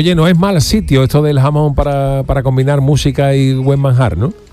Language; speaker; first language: Spanish; native; Spanish